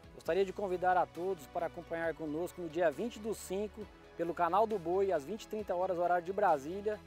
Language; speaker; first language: Portuguese; native; Portuguese